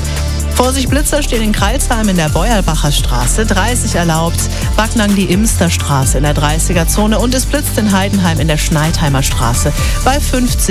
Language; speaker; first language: German; native; German